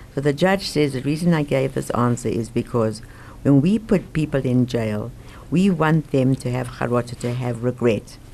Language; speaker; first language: English; native; English